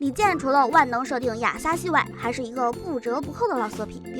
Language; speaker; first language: Chinese; native; Chinese